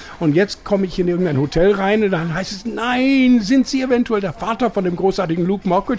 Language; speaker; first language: German; non-native, fluent; English